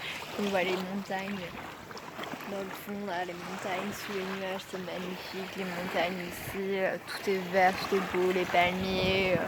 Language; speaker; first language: French; native; French